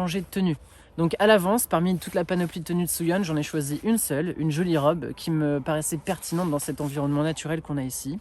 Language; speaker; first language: French; native; French